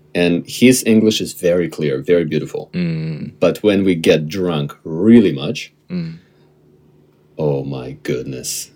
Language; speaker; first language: English; non-native, fluent; Russian